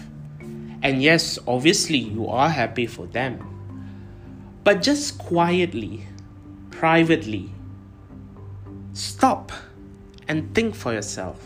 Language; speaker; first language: English; non-native, local second language; Tamil